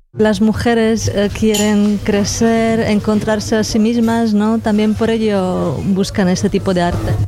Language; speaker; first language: Spanish; non-native, fluent; Slovak